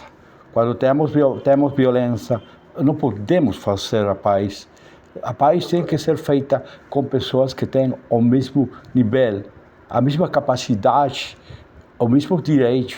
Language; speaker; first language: Portuguese; non-native, learner; Spanish